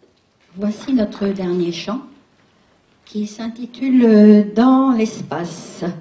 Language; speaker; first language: French; native; French